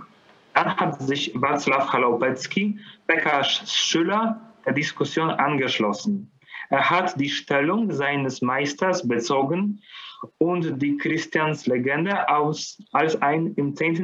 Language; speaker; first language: German; non-native, fluent; Polish